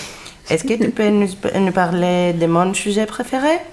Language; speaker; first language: French; non-native, fluent; Greek